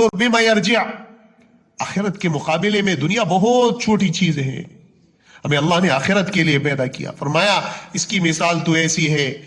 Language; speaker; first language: Urdu; non-native, local second language; Punjabi